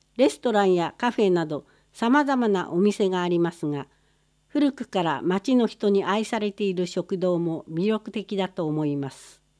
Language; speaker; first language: Japanese; non-native, fluent; English